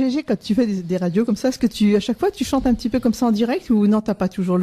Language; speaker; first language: French; native; French